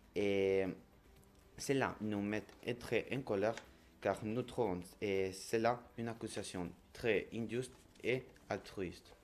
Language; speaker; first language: French; non-native, learner; Spanish